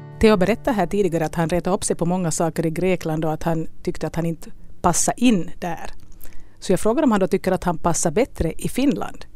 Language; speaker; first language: Swedish; native; Swedish